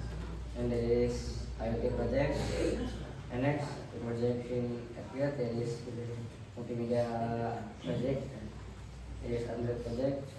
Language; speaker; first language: English; non-native, learner; Indonesian